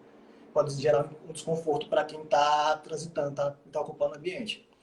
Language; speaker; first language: Portuguese; native; Portuguese